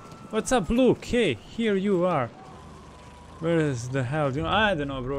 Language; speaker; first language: English; non-native, fluent; Bosnian